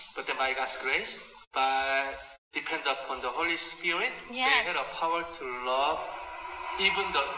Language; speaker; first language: English; non-native, fluent; Korean